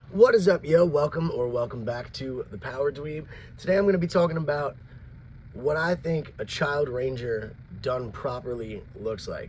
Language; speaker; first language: English; native; English